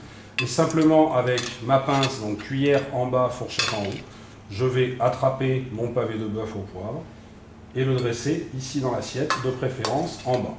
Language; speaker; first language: French; native; French